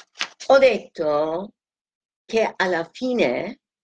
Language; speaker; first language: Italian; non-native, fluent; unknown